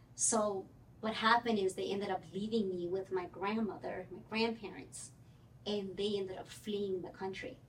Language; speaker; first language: English; early bilingual, other home language; Spanish